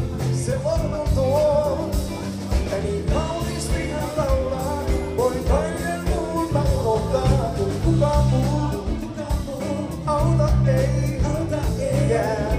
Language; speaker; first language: Finnish; native; Finnish